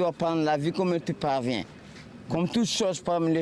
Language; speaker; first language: French; non-native, local second language; Comorian